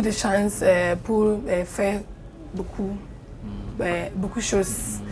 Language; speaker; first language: French; non-native, learner; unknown